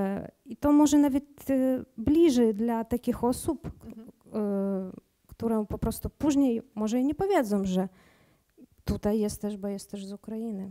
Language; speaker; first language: Polish; non-native, learner; Ukrainian